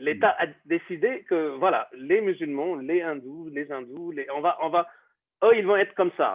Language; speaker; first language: French; non-native, fluent; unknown